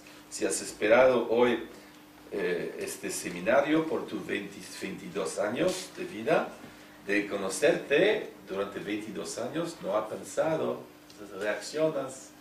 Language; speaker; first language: Spanish; non-native, fluent; French